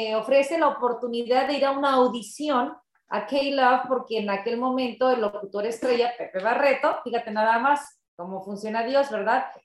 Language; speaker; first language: Spanish; early bilingual, heritage; Spanish